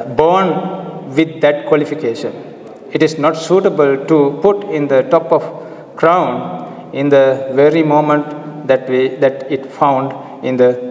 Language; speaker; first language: English; non-native, local second language; Sinhala